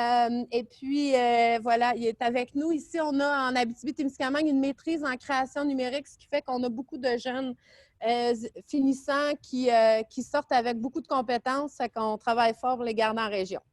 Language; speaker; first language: French; native; French